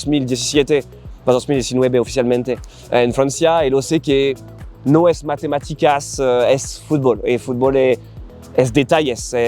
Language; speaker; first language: Spanish; non-native, learner; French